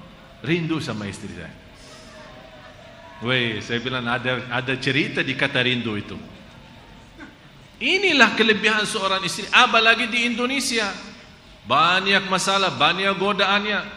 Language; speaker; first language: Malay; non-native, fluent; Arabic